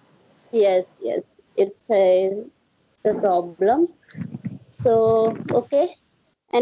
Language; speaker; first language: English; non-native, learner; Hindi